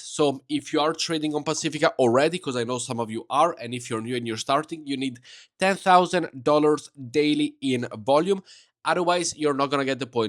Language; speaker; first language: English; non-native, fluent; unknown